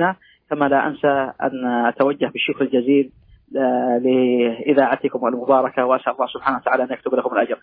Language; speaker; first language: Arabic; native; Arabic